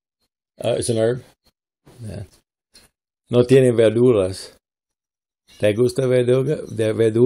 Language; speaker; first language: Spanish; non-native, learner; English